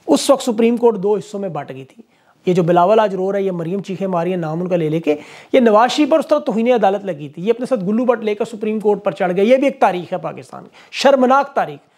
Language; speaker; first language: Urdu; native; Urdu